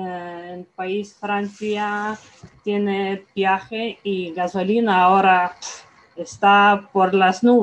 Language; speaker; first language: Spanish; non-native, fluent; Ukrainian